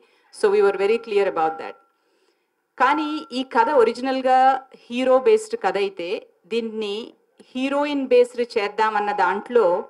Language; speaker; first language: Telugu; native; Telugu